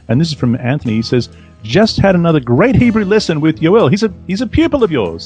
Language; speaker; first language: English; native; English